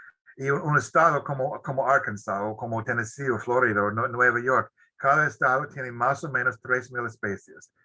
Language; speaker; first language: Spanish; non-native, fluent; English